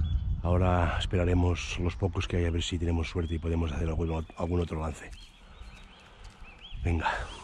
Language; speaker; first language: Spanish; native; Spanish